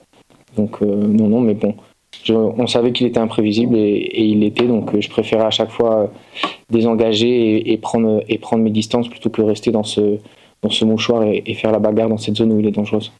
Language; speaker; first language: French; native; French